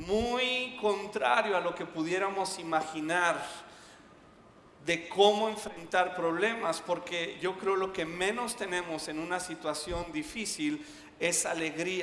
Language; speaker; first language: Spanish; native; Spanish